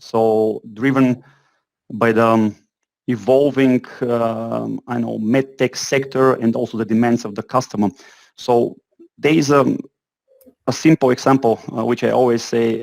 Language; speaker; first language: English; non-native, fluent; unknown